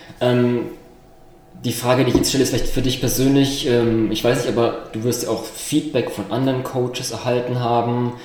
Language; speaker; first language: German; native; German